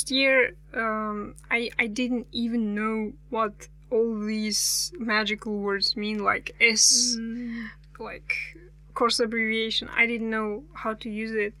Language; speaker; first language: English; non-native, fluent; Kazakh